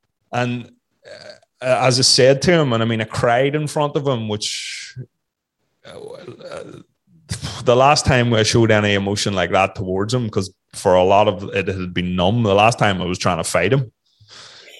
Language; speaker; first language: English; native; English